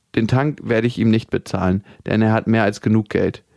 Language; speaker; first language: German; native; German